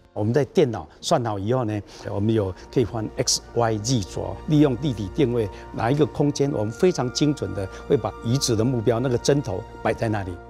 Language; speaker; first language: Chinese; native; Chinese